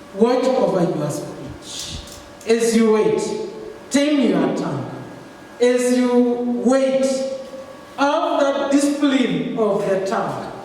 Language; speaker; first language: English; non-native, local second language; Swahili